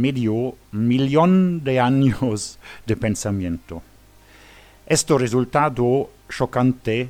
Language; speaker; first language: Spanish; non-native, fluent; Luxembourgish